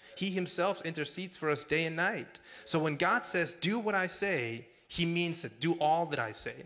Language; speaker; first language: English; non-native, fluent; Spanish